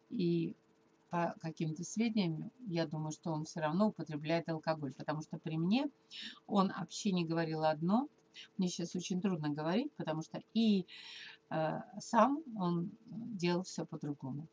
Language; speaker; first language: Russian; native; Russian